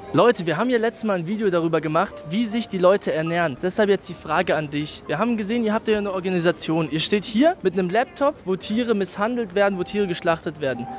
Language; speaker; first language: German; early bilingual, other home language; Polish